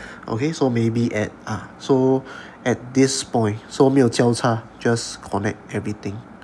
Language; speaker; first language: English; non-native, local second language; Chinese